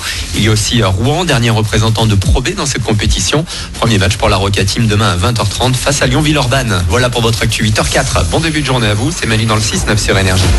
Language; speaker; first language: French; native; French